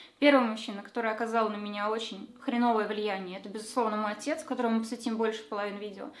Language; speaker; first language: Russian; native; Russian